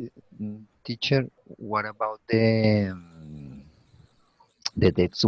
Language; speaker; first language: English; non-native, learner; Spanish